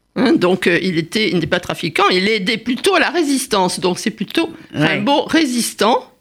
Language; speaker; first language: French; native; French